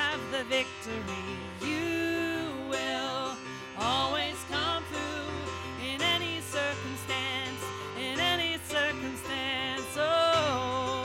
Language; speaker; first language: English; native; English